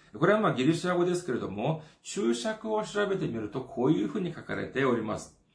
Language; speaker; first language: Japanese; non-native, fluent; Korean